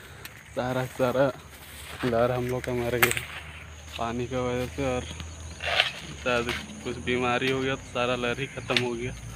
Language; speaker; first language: Hindi; native; Hindi